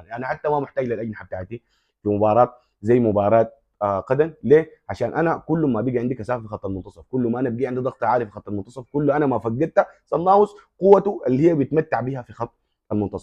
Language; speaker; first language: Arabic; native; Arabic